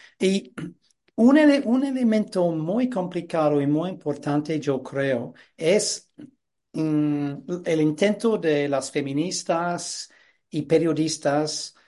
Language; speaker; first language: Spanish; non-native, fluent; English